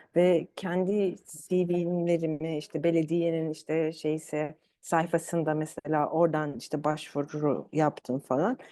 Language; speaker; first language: Turkish; early bilingual, other home language; Arabic